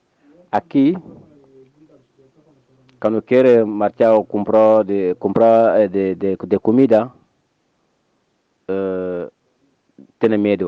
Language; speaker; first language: Spanish; non-native, learner; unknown